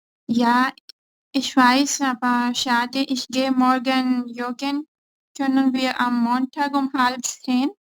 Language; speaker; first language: German; non-native, learner; Urdu